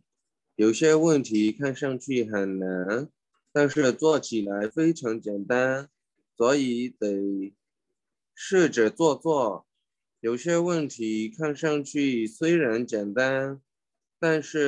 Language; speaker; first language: Chinese; non-native, learner; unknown